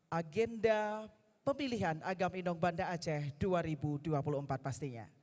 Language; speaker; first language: Indonesian; native; Indonesian